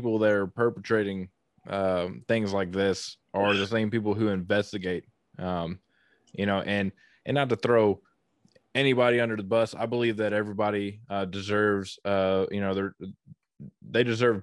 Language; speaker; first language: English; native; English